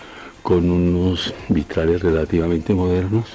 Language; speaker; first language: Spanish; native; Spanish